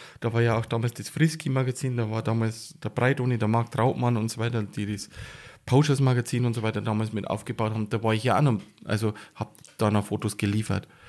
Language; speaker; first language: German; native; German